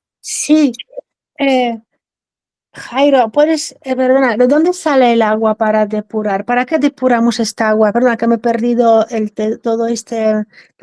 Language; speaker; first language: Spanish; non-native, fluent; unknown